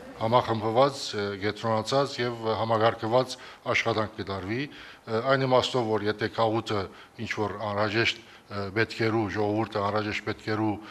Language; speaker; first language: Armenian; early bilingual, heritage; Armenian